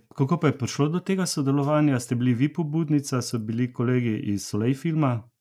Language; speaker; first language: Slovenian; native; Slovenian